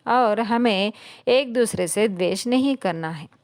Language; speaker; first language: Hindi; non-native, local second language; Telugu